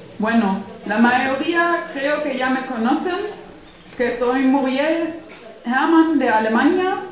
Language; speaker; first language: Spanish; non-native, fluent; German